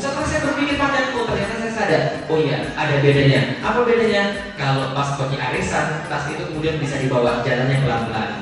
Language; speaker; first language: Indonesian; native; Indonesian